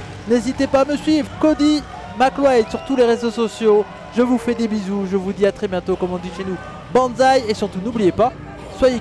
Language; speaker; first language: French; native; French